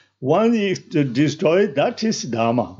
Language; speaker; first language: English; non-native, learner; Tibetan